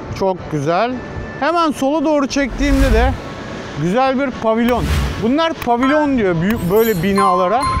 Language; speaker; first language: Turkish; native; Turkish